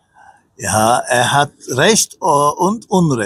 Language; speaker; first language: German; non-native, learner; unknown